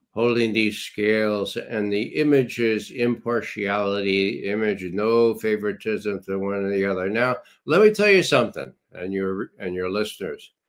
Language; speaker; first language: English; native; English